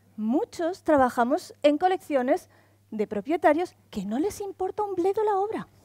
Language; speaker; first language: Spanish; native; Spanish